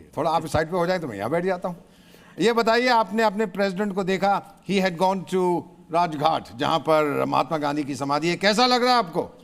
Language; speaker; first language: Hindi; native; Hindi